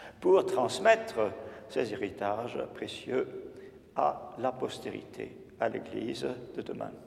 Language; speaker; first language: French; native; French